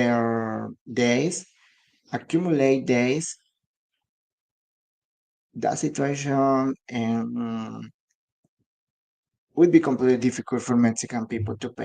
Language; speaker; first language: English; non-native, learner; Spanish